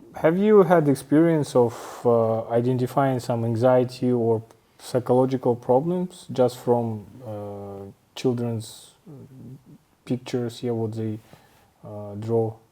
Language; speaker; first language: English; non-native, fluent; Russian